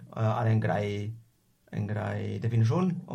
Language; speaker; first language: Norwegian; non-native, fluent; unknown